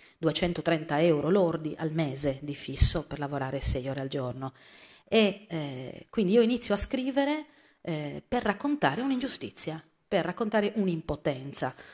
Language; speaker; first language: Italian; native; Italian